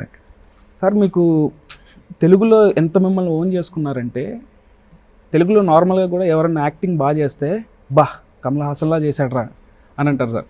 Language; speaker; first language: Telugu; native; Telugu